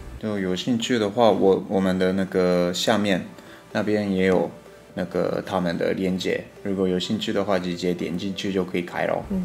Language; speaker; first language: Chinese; non-native, fluent; Japanese